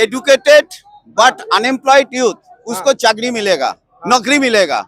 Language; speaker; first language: Hindi; non-native, local second language; Bangla